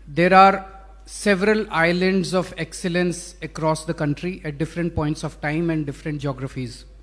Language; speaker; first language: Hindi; native; Hindi